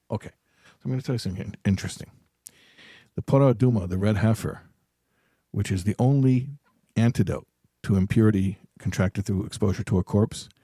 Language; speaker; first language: English; native; English